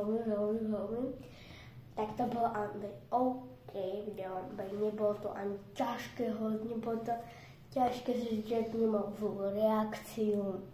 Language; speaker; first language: Slovak; non-native, local second language; Romany